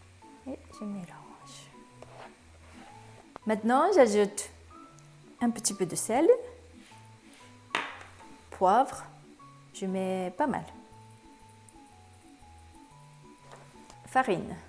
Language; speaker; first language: French; non-native, fluent; Japanese